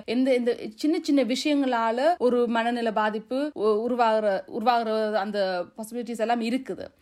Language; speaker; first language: Tamil; early bilingual, heritage; Tamil